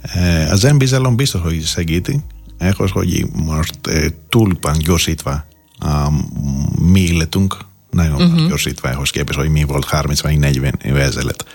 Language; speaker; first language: Hungarian; non-native, learner; Greek